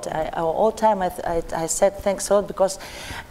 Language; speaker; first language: English; non-native, learner; Ukrainian